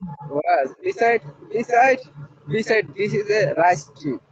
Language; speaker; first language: English; non-native, learner; Bangla